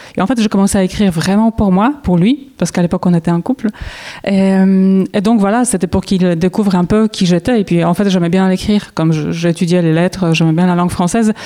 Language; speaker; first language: French; non-native, fluent; Polish